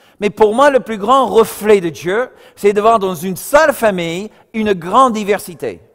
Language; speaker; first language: French; non-native, fluent; English